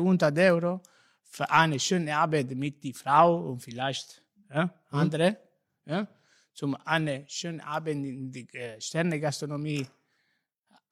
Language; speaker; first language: German; non-native, learner; Italian